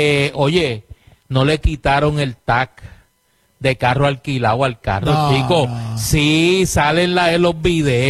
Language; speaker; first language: Spanish; native; Spanish